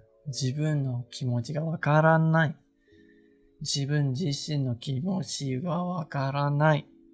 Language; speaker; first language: Japanese; non-native, learner; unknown